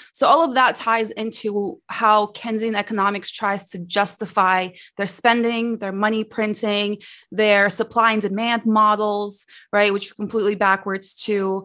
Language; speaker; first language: English; early bilingual, other home language; Russian